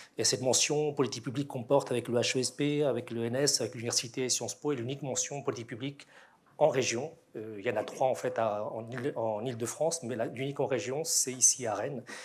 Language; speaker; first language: French; native; French